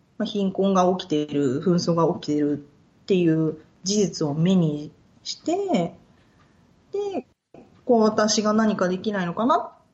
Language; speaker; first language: Japanese; native; Japanese